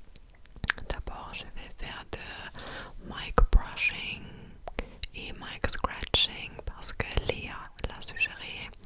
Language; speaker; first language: French; non-native, fluent; English